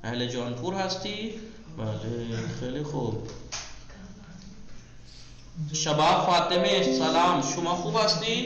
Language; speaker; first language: Persian; non-native, fluent; Urdu